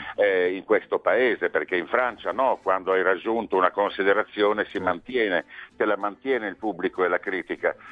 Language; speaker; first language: Italian; native; Italian